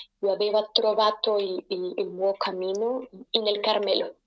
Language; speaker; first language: Italian; non-native, learner; Spanish